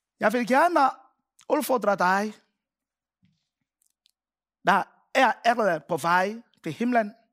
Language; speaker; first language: Danish; non-native, fluent; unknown